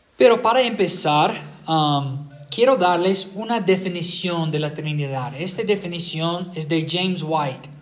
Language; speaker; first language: Spanish; non-native, fluent; English